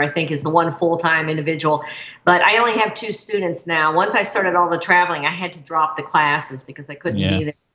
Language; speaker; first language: English; native; English